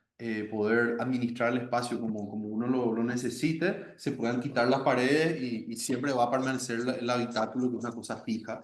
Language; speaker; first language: Spanish; native; Spanish